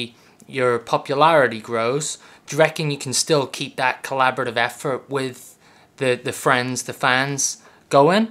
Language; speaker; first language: English; native; English